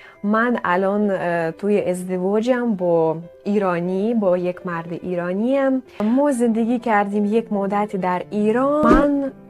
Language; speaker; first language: Persian; non-native, fluent; Russian